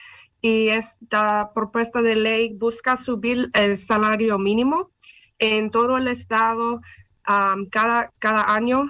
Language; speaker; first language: Spanish; non-native, fluent; English